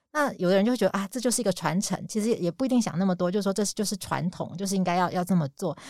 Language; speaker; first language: Chinese; native; Chinese